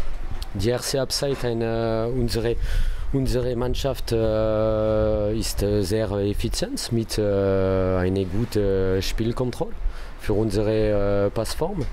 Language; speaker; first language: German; non-native, learner; French